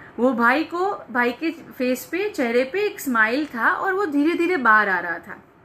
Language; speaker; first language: Hindi; non-native, local second language; Gujarati